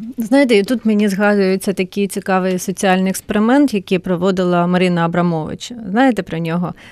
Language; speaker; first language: Ukrainian; non-native, local second language; Russian